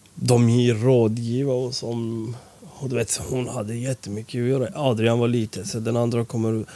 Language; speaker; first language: Swedish; non-native, fluent; Persian